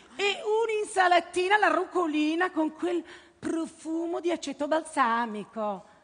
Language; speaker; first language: Italian; native; Italian